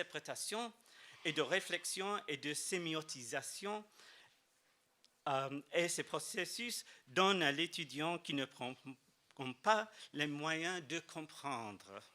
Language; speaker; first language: French; non-native, fluent; English